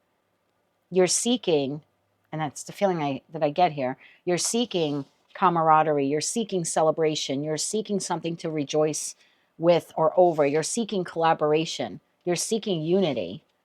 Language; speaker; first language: English; native; English